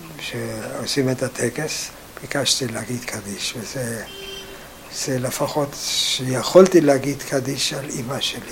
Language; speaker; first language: Hebrew; non-native, fluent; German